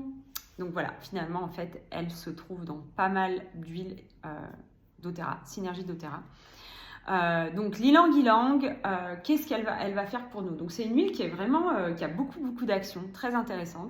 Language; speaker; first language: French; native; French